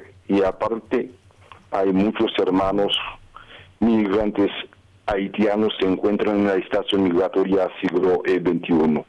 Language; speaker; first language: Spanish; non-native, fluent; Haitian Creole